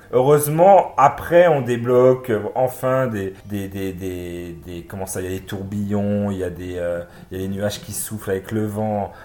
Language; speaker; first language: French; native; French